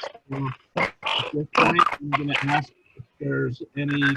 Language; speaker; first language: English; native; English